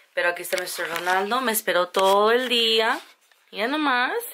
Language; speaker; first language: Spanish; early bilingual, other home language; English